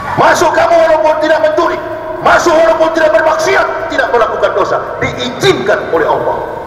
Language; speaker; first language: Indonesian; native; Indonesian